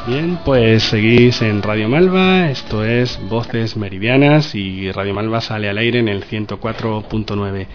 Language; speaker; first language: Spanish; native; Spanish